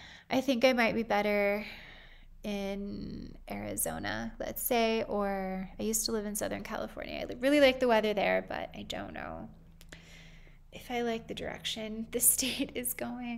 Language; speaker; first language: English; native; English